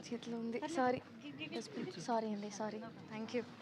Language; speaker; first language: Telugu; non-native, learner; Tamil